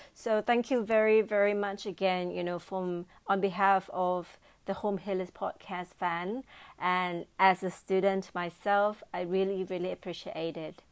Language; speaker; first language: English; non-native, fluent; Thai